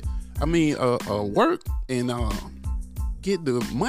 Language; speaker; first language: English; native; English